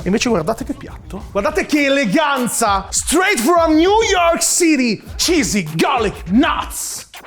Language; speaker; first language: Italian; native; Italian